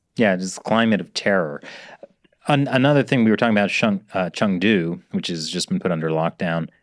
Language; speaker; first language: English; native; English